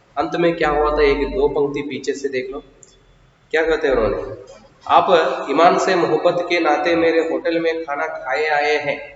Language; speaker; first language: Hindi; non-native, local second language; Kannada